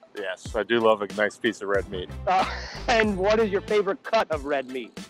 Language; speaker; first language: English; native; English